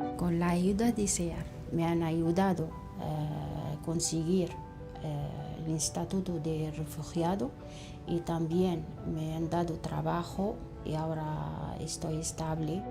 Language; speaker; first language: Spanish; non-native, fluent; Arabic